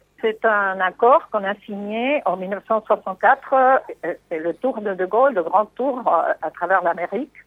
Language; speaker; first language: French; non-native, fluent; Spanish